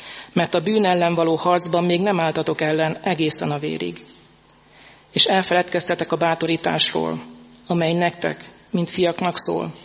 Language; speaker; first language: Hungarian; native; Hungarian